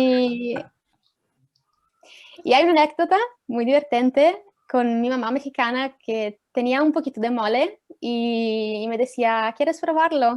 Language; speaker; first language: Spanish; non-native, fluent; Italian